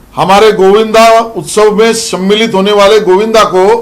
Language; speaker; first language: Hindi; non-native, local second language; Marathi